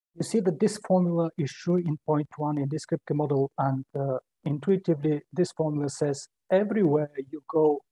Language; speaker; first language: English; non-native, fluent; Bulgarian